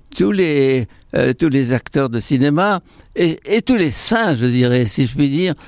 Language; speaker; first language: French; non-native, fluent; Arabic